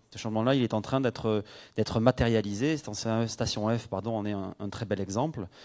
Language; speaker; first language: French; native; French